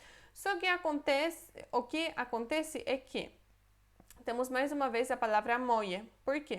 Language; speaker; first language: Portuguese; non-native, fluent; Polish